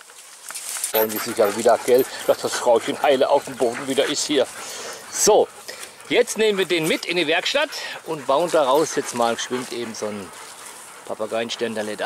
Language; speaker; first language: German; native; German